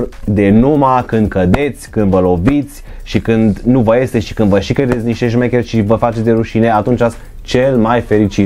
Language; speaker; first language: Romanian; native; Romanian